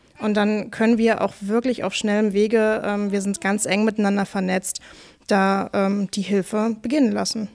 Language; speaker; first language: German; native; German